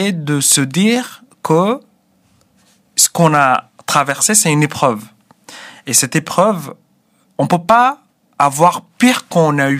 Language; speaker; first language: French; non-native, fluent; Arabic